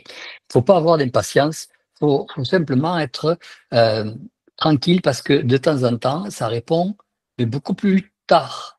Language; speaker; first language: French; native; French